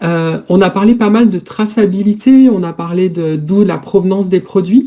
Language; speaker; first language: French; native; French